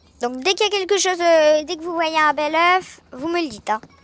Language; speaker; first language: French; native; French